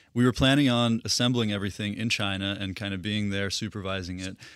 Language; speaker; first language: English; early bilingual, other home language; Russian